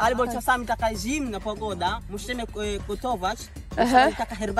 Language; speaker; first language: Polish; non-native, learner; Swahili